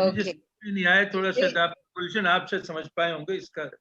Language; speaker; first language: Hindi; native; Hindi